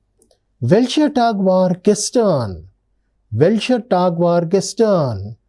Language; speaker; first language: German; non-native, fluent; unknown